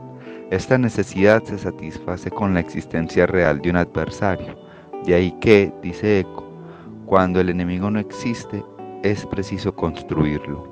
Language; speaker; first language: Spanish; native; Spanish